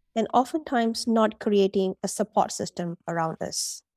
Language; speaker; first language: English; non-native, local second language; Tamil